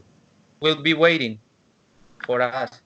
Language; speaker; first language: English; non-native, learner; Spanish